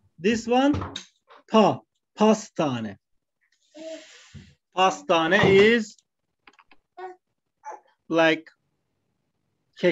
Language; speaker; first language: English; non-native, learner; Arabic